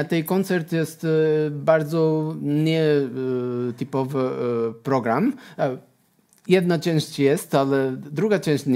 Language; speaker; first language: Polish; non-native, learner; Portuguese